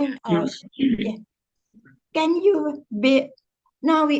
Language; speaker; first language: English; non-native, fluent; Indonesian